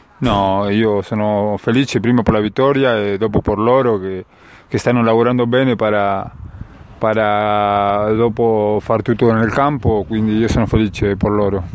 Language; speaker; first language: Italian; non-native, learner; Spanish